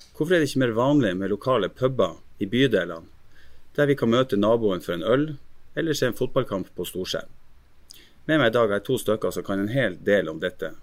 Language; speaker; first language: Norwegian; native; Norwegian